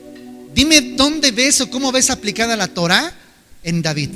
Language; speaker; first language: Spanish; native; Spanish